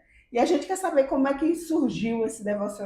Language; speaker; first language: Portuguese; native; Portuguese